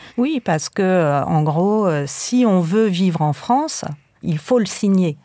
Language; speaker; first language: French; native; French